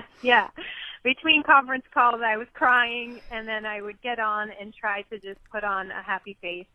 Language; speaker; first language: English; native; English